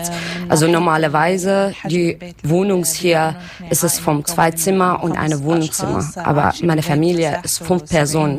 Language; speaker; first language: German; non-native, learner; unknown